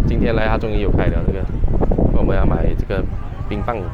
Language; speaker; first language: Chinese; native; Chinese